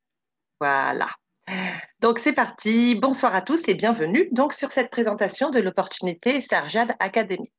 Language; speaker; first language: French; native; French